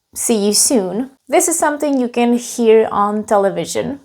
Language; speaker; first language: English; non-native, fluent; Czech